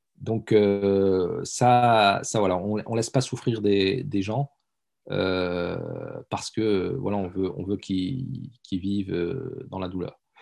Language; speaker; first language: French; early bilingual, other home language; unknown